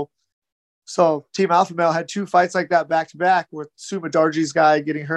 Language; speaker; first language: English; native; English